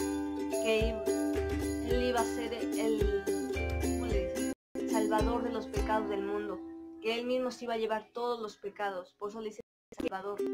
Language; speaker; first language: Spanish; native; Spanish